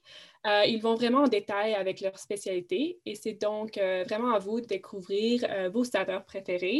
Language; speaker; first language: French; non-native, fluent; English